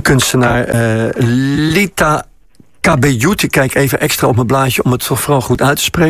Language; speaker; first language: Dutch; native; Dutch